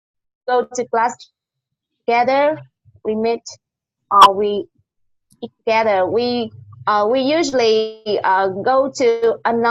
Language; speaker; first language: English; non-native, learner; Vietnamese